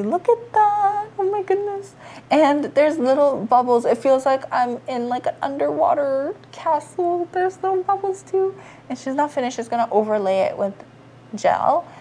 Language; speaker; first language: English; early bilingual, other home language; Korean